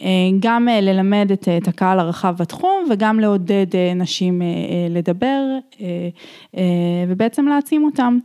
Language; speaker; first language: Hebrew; native; Hebrew